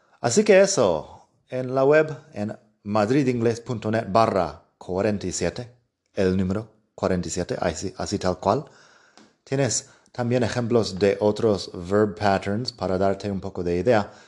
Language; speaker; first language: Spanish; non-native, fluent; English